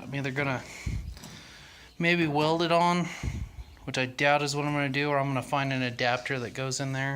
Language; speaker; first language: English; native; English